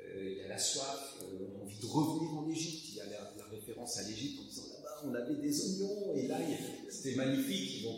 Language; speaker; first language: French; native; French